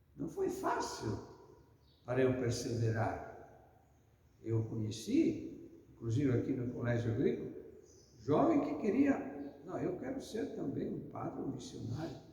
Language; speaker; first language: Portuguese; non-native, fluent; Italian